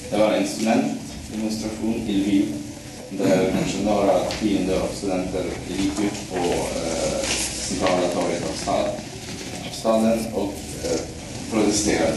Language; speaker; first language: Swedish; non-native, fluent; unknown